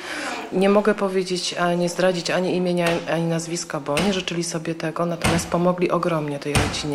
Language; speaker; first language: Polish; native; Polish